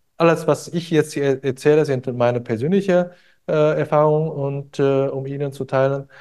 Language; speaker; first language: German; non-native, fluent; Chinese